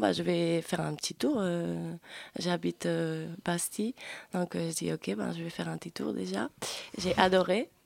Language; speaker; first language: French; early bilingual, other home language; Spanish